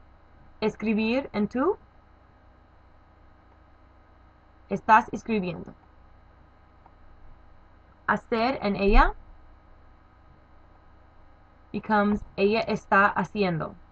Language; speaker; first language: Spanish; non-native, learner; English